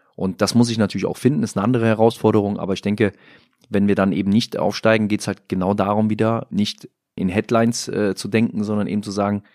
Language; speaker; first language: German; native; German